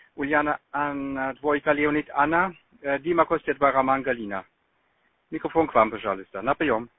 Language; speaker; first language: Russian; non-native, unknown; German